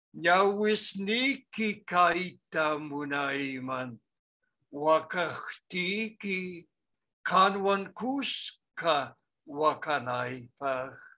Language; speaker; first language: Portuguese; non-native, fluent; French